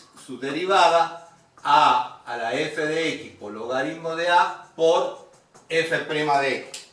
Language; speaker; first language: Spanish; native; Spanish